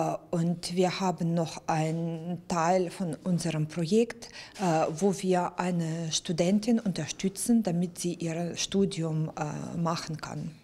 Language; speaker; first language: German; non-native, fluent; Ukrainian